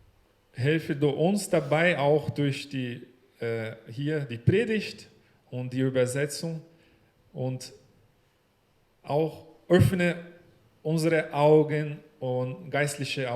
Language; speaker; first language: German; non-native, learner; Portuguese